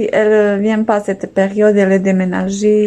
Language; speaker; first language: French; non-native, learner; Bosnian